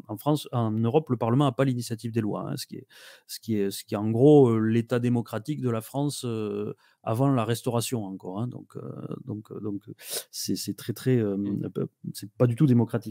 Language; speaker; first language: French; native; French